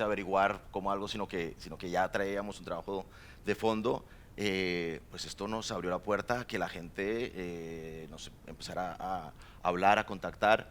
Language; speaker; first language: Spanish; native; Spanish